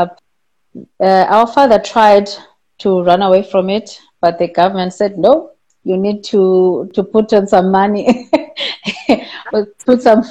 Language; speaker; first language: English; non-native, local second language; Xhosa